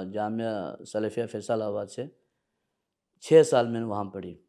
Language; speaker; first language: Urdu; early bilingual, other home language; Balti